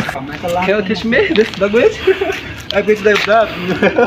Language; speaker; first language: English; non-native, learner; Chinese